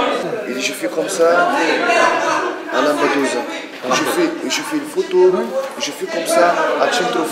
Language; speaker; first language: French; non-native, learner; Arabic